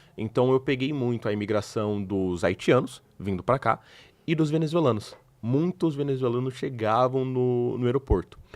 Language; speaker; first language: Portuguese; native; Portuguese